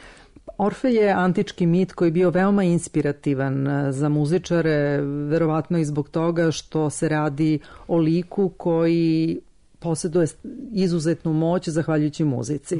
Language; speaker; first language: Serbian; native; Serbian